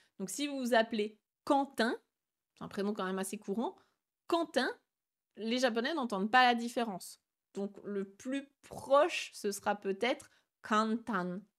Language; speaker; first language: French; native; French